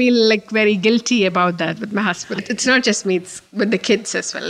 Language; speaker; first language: English; non-native, local second language; Malayalam